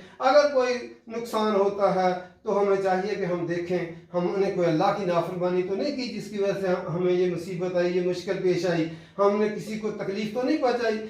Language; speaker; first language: Urdu; non-native, local second language; Punjabi